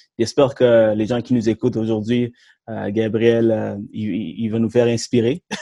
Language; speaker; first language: French; early bilingual, other home language; Tamil